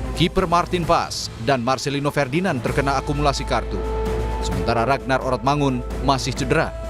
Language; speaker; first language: Indonesian; native; Indonesian